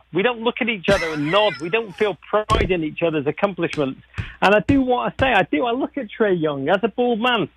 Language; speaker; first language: English; native; English